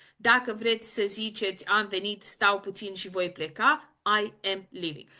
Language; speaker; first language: Romanian; native; Romanian